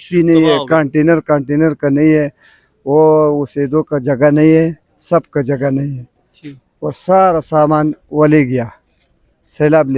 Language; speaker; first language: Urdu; non-native, local second language; Pashto